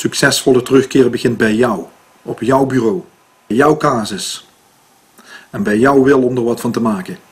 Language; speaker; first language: Dutch; native; Dutch